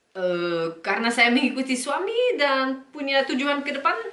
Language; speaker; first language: Indonesian; non-native, fluent; Dutch